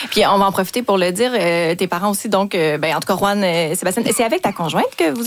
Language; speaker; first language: French; native; French